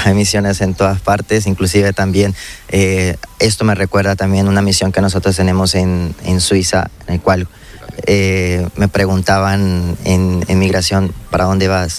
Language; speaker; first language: Spanish; native; Spanish